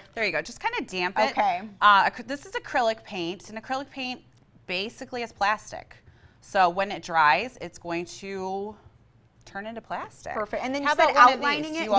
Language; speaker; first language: English; native; English